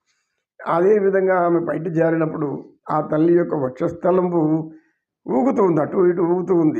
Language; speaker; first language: Telugu; native; Telugu